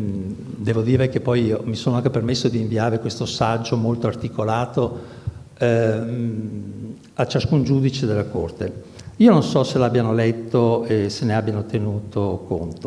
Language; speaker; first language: Italian; native; Italian